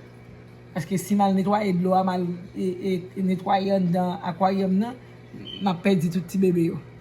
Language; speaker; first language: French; non-native, learner; Haitian Creole